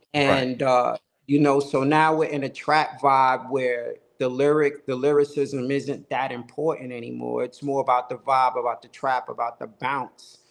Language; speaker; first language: English; native; English